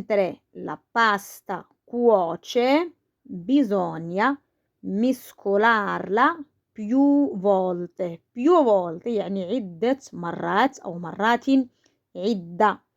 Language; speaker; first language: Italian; non-native, fluent; Arabic